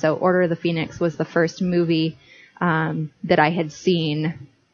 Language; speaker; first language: English; native; English